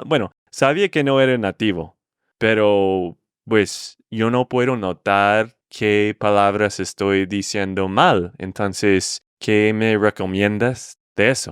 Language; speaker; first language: Spanish; non-native, fluent; English